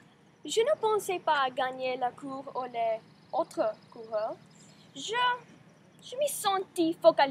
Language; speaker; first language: French; non-native, learner; English